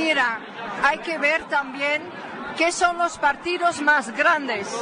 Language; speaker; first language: Spanish; non-native, fluent; Dutch